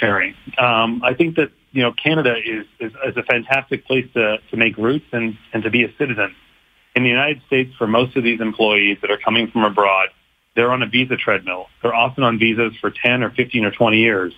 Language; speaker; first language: English; native; English